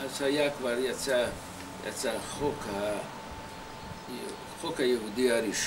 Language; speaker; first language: Hebrew; non-native, fluent; Hungarian